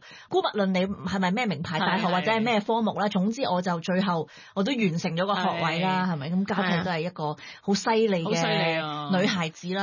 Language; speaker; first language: Cantonese; native; Cantonese